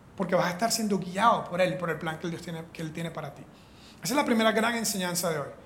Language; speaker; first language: Spanish; native; Spanish